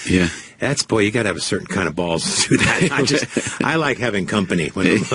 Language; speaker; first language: English; native; English